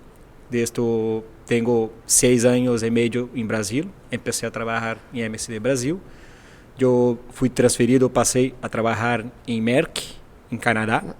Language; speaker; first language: Spanish; non-native, fluent; Portuguese